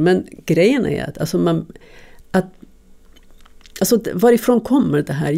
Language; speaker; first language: Swedish; non-native, fluent; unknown